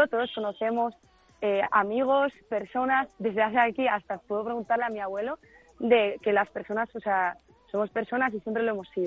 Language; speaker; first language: Spanish; native; Spanish